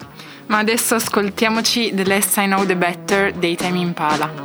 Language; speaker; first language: Italian; native; Italian